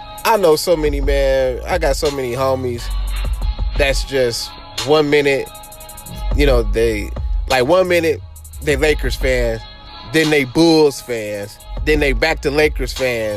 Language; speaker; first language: English; native; English